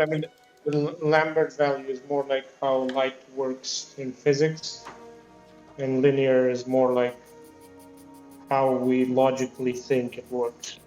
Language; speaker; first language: English; non-native, fluent; Romanian